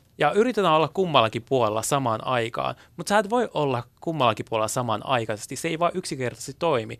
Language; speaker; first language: Finnish; early bilingual, other home language; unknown